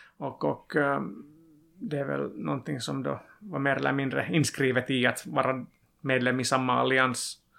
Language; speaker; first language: Swedish; non-native, local second language; Finnish